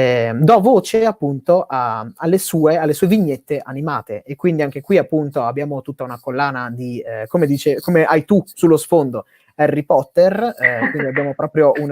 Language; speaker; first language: Italian; native; Italian